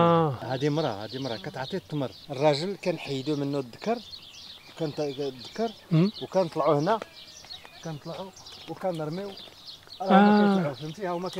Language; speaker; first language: Arabic; native; Arabic